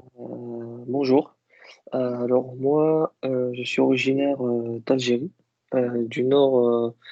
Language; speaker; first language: French; non-native, local second language; Kabyle